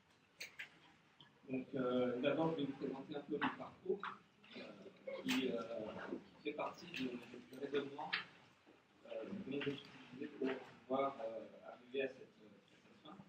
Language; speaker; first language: French; native; French